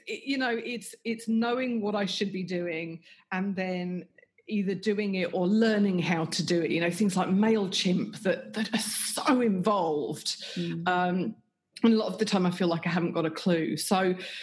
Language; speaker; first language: English; native; English